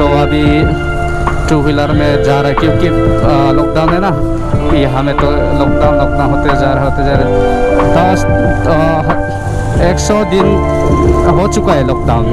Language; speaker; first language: Hindi; non-native, local second language; Mizo